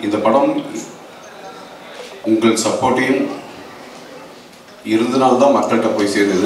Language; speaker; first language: Tamil; native; Tamil